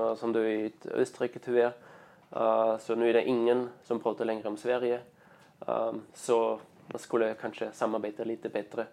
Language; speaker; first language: Swedish; non-native, fluent; German